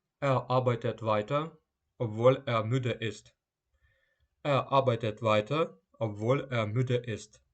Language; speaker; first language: German; non-native, fluent; Ukrainian